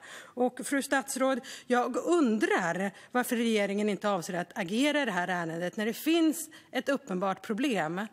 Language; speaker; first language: Swedish; native; Swedish